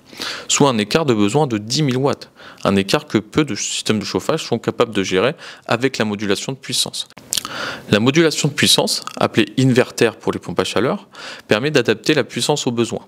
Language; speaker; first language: French; native; French